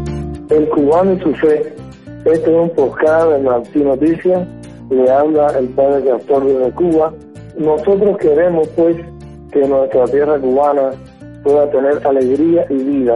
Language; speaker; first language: Spanish; native; Spanish